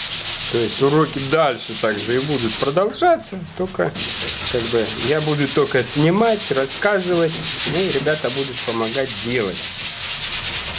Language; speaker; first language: Russian; native; Russian